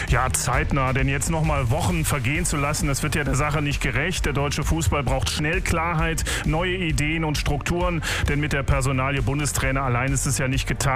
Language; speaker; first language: German; native; German